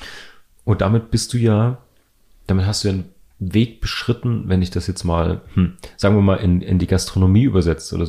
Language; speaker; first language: German; native; German